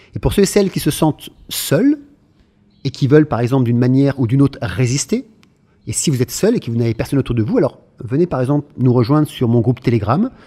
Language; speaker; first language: French; native; French